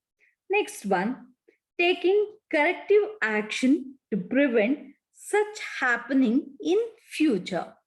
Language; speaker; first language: English; non-native, local second language; Kannada